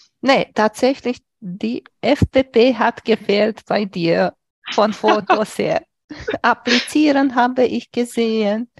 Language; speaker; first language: German; non-native, fluent; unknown